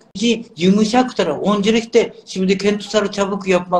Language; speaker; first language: Turkish; non-native, learner; Japanese